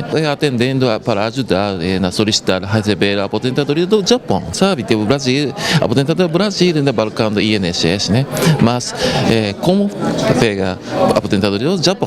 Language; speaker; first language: Portuguese; non-native, learner; Japanese